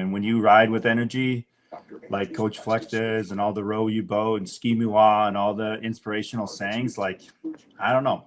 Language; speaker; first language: English; native; English